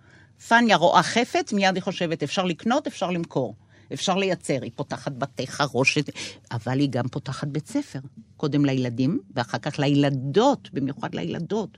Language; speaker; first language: Hebrew; native; Hebrew